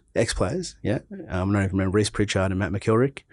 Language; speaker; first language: English; native; English